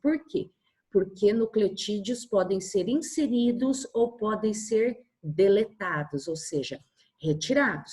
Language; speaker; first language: Portuguese; native; Portuguese